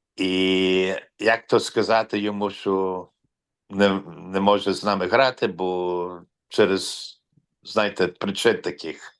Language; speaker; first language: Ukrainian; early bilingual, heritage; Ukrainian